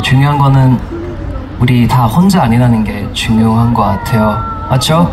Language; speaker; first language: Korean; non-native, fluent; English